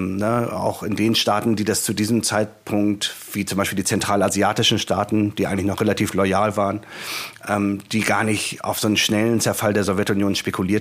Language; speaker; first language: German; native; German